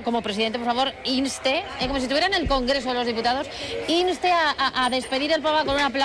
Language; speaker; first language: Spanish; native; Spanish